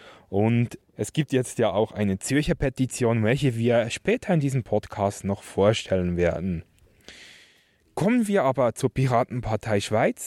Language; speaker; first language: German; native; German